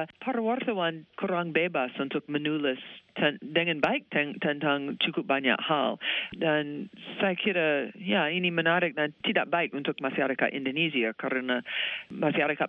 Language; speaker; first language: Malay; non-native, fluent; English